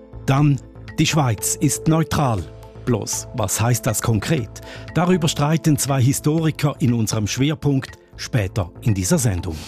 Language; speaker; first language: German; native; German